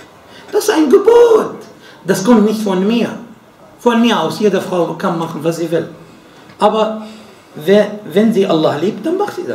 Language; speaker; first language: German; non-native, fluent; Arabic